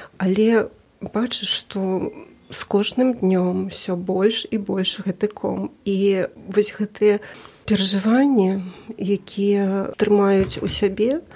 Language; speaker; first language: Belarusian; native; Belarusian